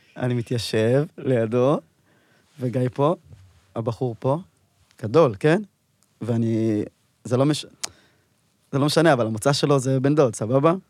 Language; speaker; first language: Hebrew; native; Hebrew